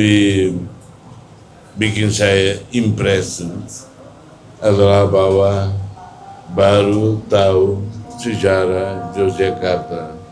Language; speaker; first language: Indonesian; non-native, fluent; Tetum